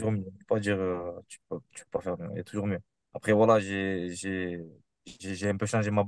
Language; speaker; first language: French; native; French